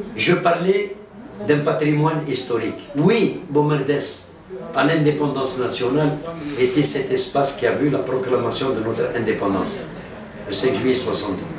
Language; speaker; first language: French; non-native, local second language; Arabic